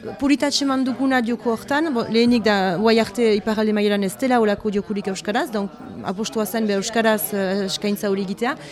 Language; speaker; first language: Basque; native; Basque